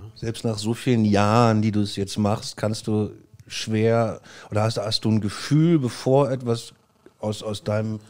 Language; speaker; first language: German; native; German